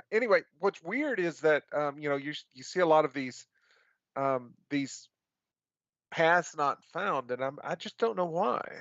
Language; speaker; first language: English; native; English